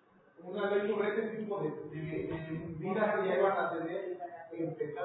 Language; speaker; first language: Spanish; native; Spanish